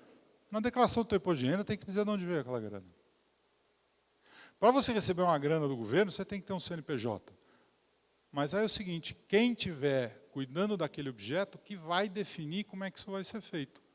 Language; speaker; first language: Portuguese; native; Portuguese